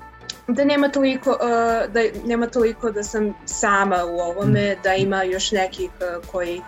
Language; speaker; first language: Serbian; early bilingual, heritage; English